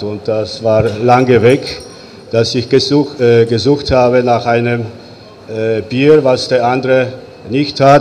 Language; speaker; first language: German; non-native, fluent; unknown